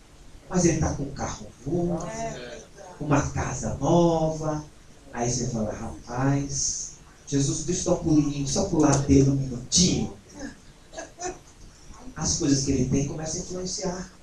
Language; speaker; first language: Portuguese; native; Portuguese